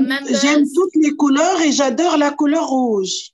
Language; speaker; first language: French; non-native, learner; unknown